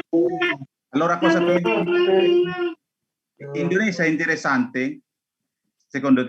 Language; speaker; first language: Italian; non-native, learner; Indonesian